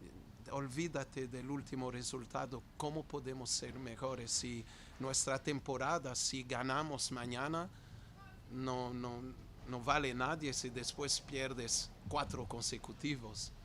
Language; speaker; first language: Spanish; non-native, fluent; Portuguese